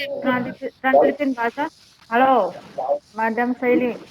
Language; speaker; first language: English; non-native, fluent; Indonesian